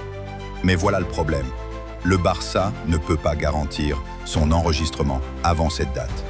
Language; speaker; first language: French; native; French